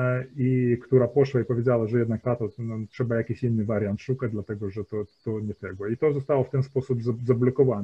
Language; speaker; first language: Polish; early bilingual, heritage; Polish